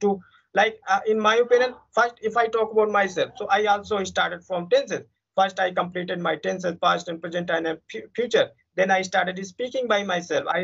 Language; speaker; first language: English; non-native, fluent; Hindi